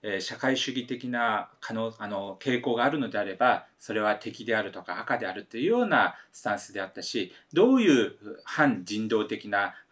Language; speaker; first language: Japanese; non-native, fluent; Korean